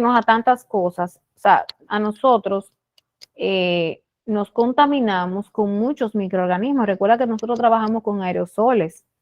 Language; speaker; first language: Spanish; native; Spanish